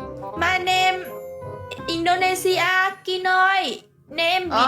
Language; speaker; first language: English; non-native, learner; Vietnamese